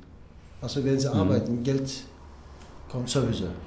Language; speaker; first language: German; non-native, learner; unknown